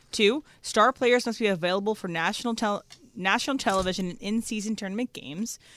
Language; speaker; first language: English; native; English